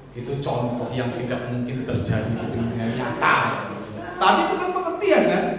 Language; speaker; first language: Indonesian; non-native, local second language; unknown